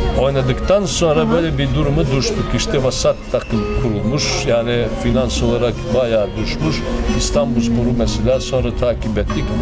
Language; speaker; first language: Turkish; non-native, fluent; Serbian